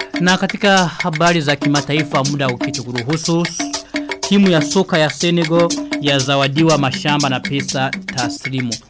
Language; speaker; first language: Swahili; non-native, local second language; Rundi